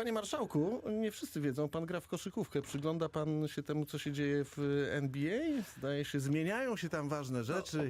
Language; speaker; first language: Polish; native; Polish